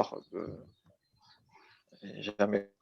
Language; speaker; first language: French; non-native, learner; Spanish